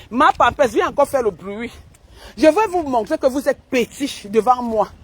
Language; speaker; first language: French; non-native, local second language; Basaa